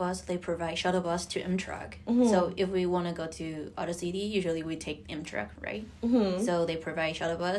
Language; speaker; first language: English; non-native, fluent; Chinese